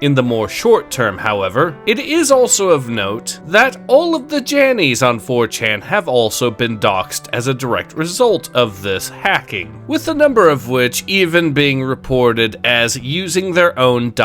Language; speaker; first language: English; native; English